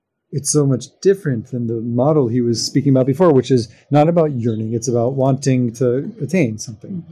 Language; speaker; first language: English; native; English